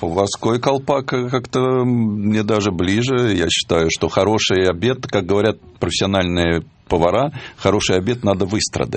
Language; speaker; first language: Russian; native; Russian